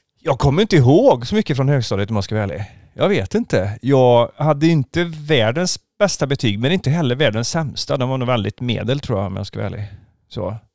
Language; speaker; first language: Swedish; native; Swedish